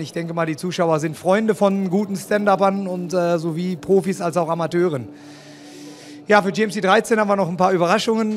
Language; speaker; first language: German; native; German